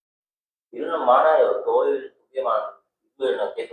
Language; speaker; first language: Korean; non-native, learner; Sinhala